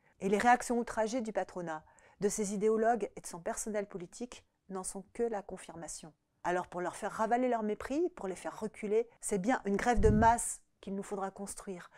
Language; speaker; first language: French; native; French